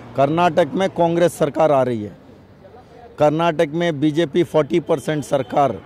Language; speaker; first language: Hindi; non-native, local second language; Kannada